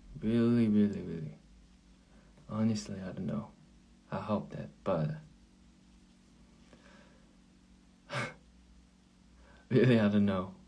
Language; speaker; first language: English; non-native, learner; Korean